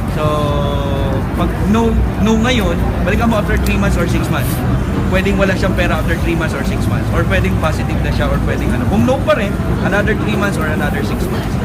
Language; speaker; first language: Filipino; non-native, local second language; Bikol